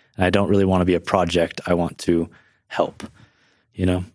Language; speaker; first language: English; native; English